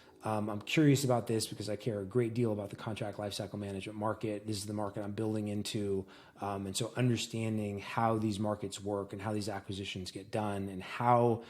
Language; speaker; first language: English; native; English